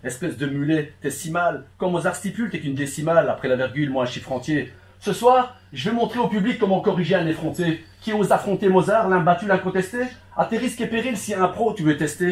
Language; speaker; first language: French; early bilingual, other home language; Turkish